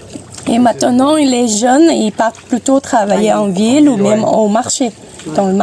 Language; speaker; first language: French; non-native, fluent; Thai